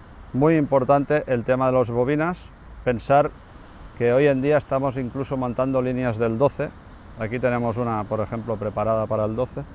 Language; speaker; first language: Spanish; native; Spanish